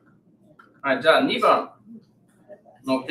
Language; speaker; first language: Japanese; non-native, learner; English